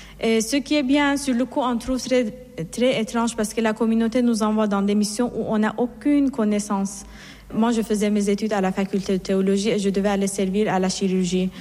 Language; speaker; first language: French; non-native, learner; Persian